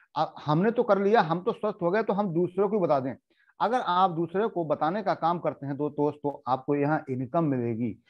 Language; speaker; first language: Hindi; native; Hindi